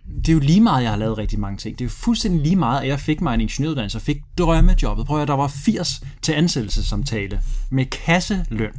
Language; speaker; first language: Danish; early bilingual, other home language; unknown